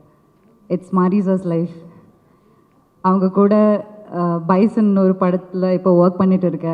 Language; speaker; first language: Tamil; non-native, learner; Malayalam